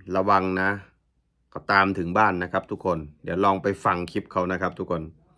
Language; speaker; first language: Thai; native; Thai